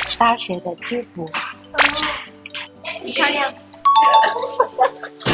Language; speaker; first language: Chinese; non-native, learner; Thai